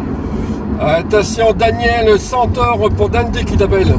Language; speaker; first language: French; native; French